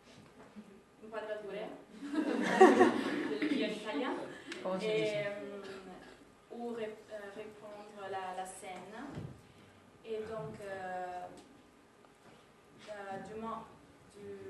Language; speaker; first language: French; non-native, learner; Italian